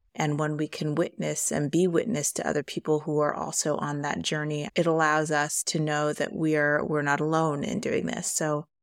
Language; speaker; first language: English; native; English